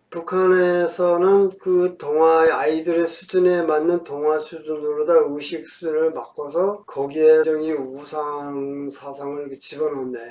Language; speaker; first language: Korean; native; Korean